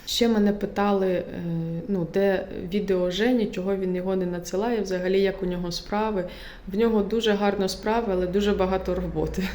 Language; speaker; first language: Ukrainian; native; Ukrainian